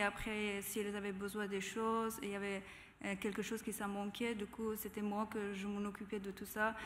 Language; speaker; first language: French; non-native, fluent; Persian